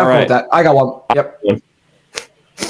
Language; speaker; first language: English; native; English